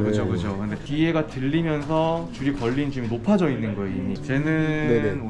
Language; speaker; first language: Korean; native; Korean